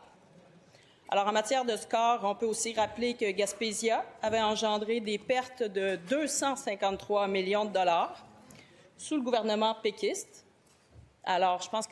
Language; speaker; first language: French; native; French